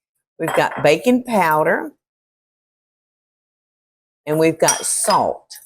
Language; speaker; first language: English; native; English